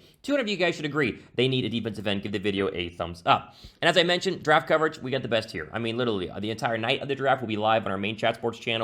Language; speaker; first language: English; native; English